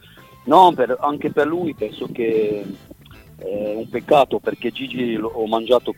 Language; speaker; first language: Italian; non-native, fluent; French